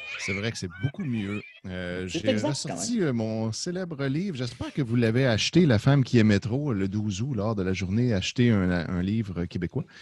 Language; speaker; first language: French; native; French